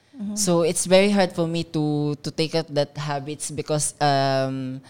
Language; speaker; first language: English; non-native, local second language; Filipino